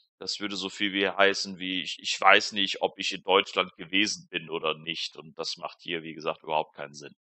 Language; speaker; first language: German; native; German